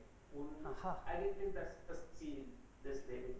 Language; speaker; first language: German; non-native, learner; Hindi